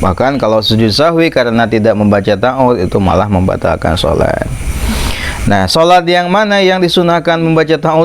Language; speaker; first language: Indonesian; non-native, local second language; Sundanese